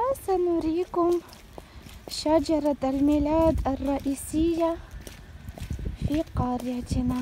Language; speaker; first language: Arabic; non-native, fluent; Ukrainian